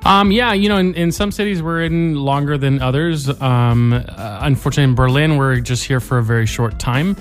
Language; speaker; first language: English; native; English